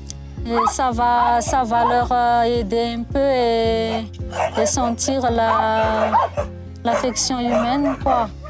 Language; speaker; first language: French; non-native, local second language; Malagasy